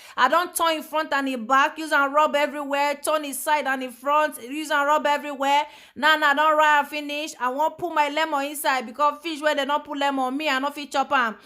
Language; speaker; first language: Nigerian Pidgin; native; Nigerian Pidgin